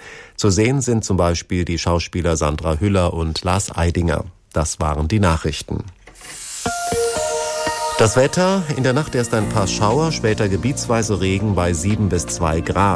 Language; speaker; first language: German; native; German